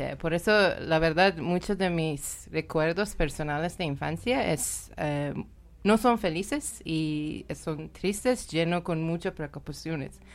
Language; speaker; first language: Spanish; non-native, learner; Persian